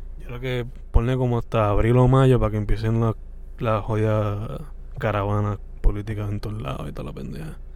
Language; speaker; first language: Spanish; native; Spanish